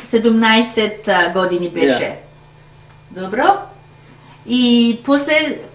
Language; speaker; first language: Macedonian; early bilingual, heritage; Macedonian